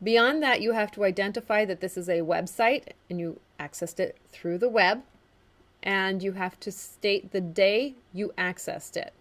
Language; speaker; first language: English; native; English